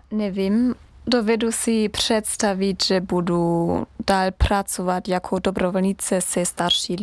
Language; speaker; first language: Czech; non-native, learner; German